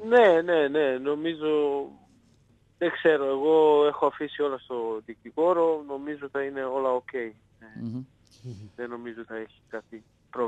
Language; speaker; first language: Greek; non-native, fluent; Serbian